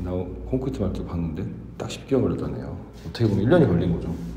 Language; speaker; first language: Korean; native; Korean